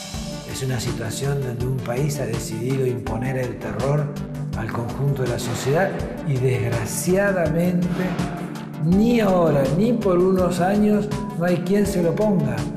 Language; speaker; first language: Spanish; native; Spanish